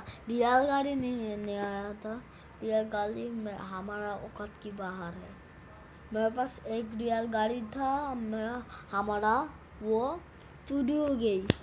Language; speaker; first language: Hindi; non-native, learner; Bangla